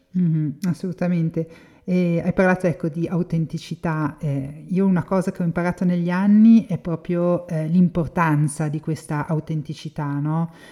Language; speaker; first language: Italian; native; Italian